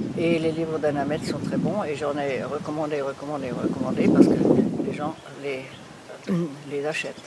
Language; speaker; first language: French; non-native, fluent; German